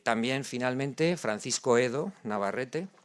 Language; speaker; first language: Spanish; native; Spanish